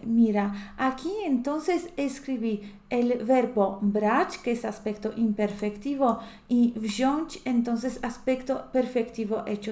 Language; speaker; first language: Spanish; non-native, fluent; Polish